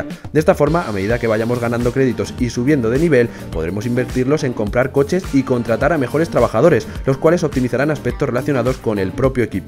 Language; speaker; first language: Spanish; native; Spanish